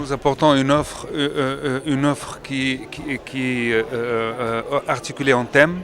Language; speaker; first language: French; non-native, local second language; Arabic